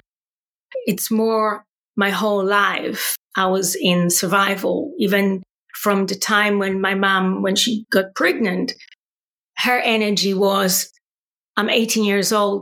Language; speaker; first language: English; non-native, fluent; Polish